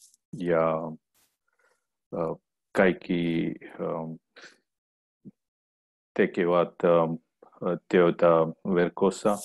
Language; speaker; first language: Finnish; non-native, learner; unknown